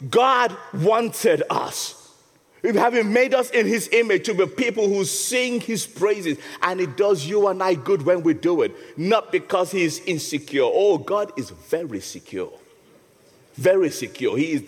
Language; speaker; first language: English; non-native, local second language; Yoruba